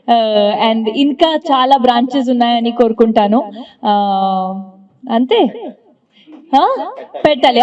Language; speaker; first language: Telugu; non-native, learner; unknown